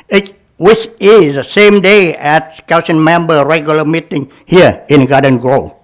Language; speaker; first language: English; non-native, learner; Vietnamese